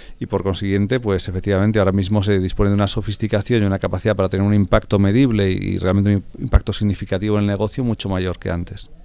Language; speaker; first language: Spanish; native; Spanish